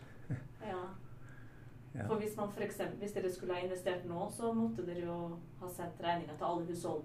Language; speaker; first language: Norwegian; native; Norwegian